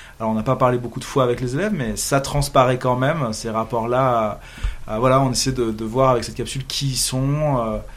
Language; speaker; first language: French; native; French